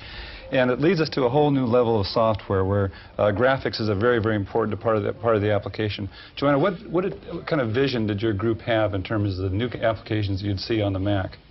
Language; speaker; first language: English; native; English